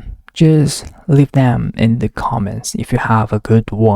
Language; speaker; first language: English; non-native, learner; Korean